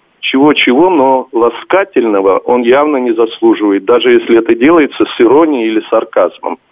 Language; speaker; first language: Russian; non-native, local second language; Georgian